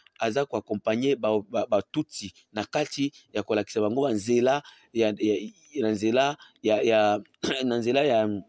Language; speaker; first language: Lingala; non-native, local second language; Swahili